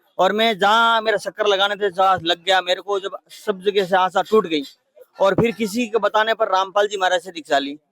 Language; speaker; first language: Hindi; native; Hindi